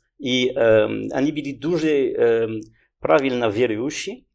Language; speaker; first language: Ukrainian; non-native, learner; French